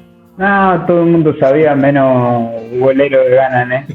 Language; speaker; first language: Portuguese; non-native, learner; Spanish